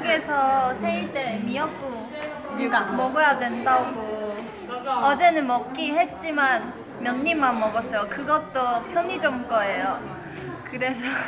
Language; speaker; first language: Korean; non-native, fluent; Chinese